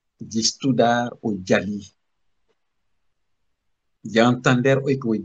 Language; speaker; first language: Portuguese; non-native, learner; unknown